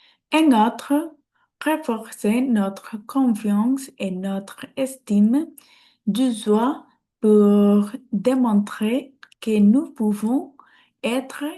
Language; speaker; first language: French; non-native, learner; Spanish